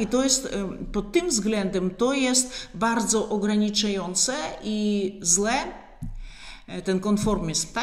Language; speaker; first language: Polish; non-native, fluent; Russian